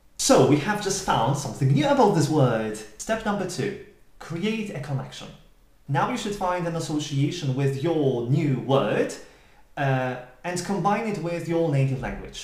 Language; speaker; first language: English; non-native, fluent; Polish